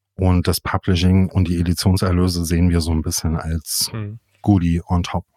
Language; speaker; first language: German; native; German